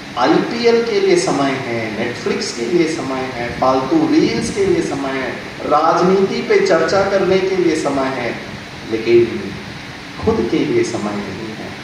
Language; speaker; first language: Hindi; non-native, local second language; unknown